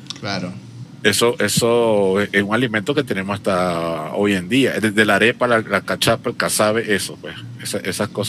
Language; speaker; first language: Spanish; native; Spanish